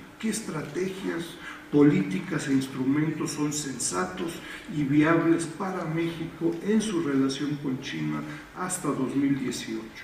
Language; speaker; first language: Spanish; native; Spanish